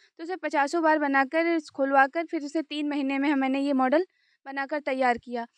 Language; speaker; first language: Hindi; native; Hindi